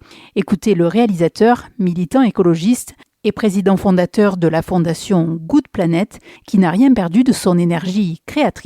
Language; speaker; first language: French; native; French